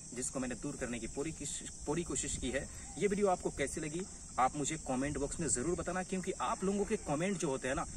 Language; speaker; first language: Hindi; native; Hindi